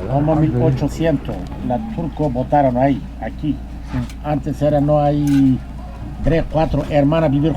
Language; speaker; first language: Spanish; non-native, learner; Turkish